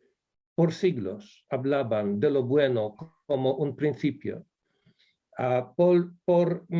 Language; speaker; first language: Spanish; non-native, fluent; Polish